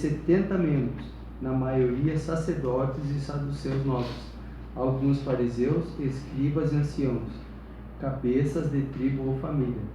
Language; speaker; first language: Portuguese; native; Portuguese